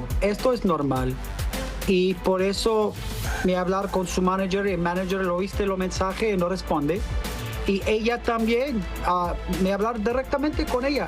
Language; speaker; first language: Spanish; non-native, learner; English